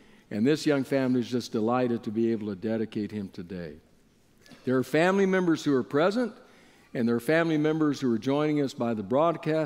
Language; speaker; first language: English; native; English